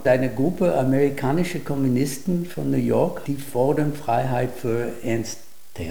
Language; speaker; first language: German; non-native, fluent; English